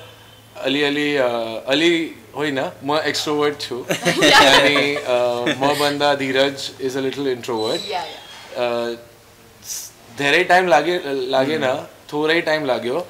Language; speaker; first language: Nepali; non-native, learner; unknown